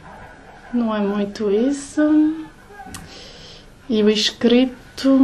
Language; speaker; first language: Portuguese; early bilingual, heritage; Portuguese